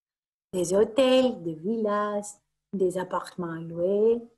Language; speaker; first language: French; non-native, fluent; Greek